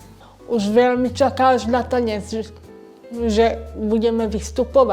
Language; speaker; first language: Slovak; non-native, local second language; Hungarian